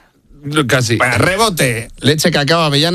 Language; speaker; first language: Spanish; native; Spanish